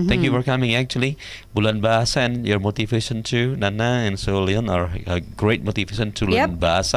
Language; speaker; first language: English; non-native, learner; Indonesian